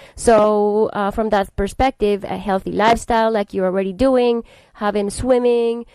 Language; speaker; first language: English; non-native, fluent; Spanish